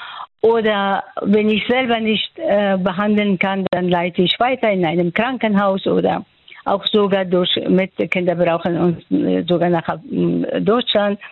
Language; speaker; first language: German; non-native, fluent; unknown